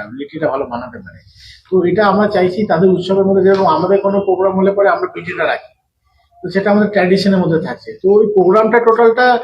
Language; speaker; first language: Bangla; native; Bangla